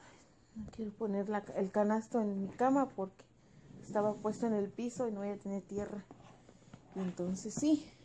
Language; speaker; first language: Spanish; native; Spanish